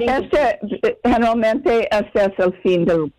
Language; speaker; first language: Spanish; non-native, fluent; English